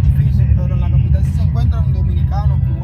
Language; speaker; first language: Spanish; native; Spanish